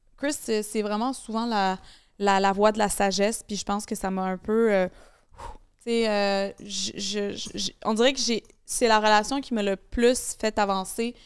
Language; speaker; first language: French; native; French